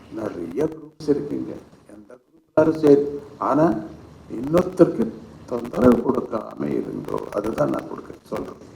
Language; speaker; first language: Tamil; non-native, fluent; Kannada